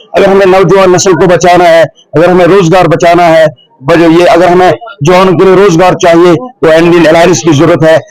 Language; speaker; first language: Hindi; non-native, local second language; Kashmiri